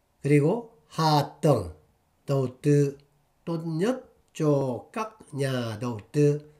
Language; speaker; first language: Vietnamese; non-native, fluent; Korean